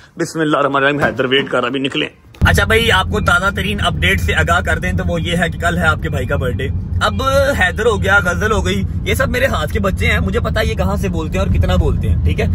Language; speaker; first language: Urdu; non-native, local second language; Punjabi